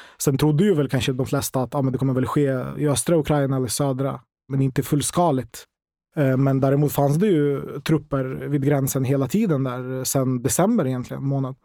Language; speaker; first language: Swedish; non-native, fluent; Ukrainian